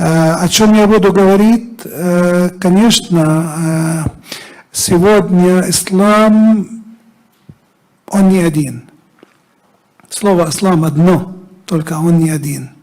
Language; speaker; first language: Russian; non-native, fluent; Arabic